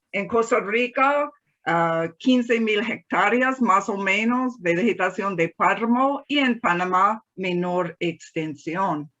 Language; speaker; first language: Spanish; non-native, fluent; English